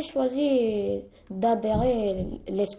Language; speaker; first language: French; non-native, learner; Arabic